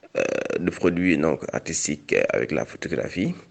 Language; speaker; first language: French; non-native, local second language; Wolof